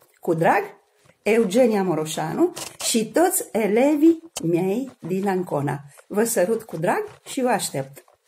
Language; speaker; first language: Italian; non-native, fluent; Romanian